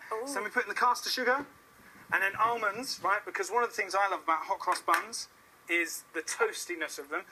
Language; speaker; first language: English; native; English